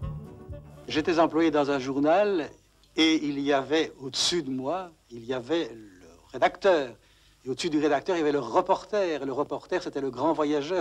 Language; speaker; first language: French; native; French